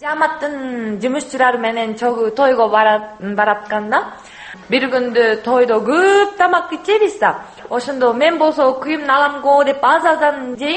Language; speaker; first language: Kyrgyz; non-native, learner; Japanese